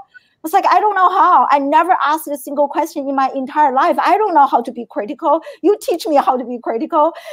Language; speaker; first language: English; non-native, fluent; Chinese